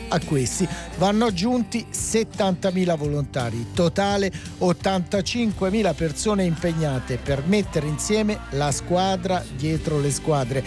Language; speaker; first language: Italian; native; Italian